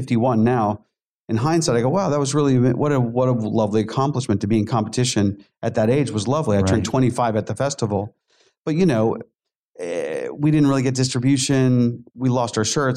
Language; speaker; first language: English; native; English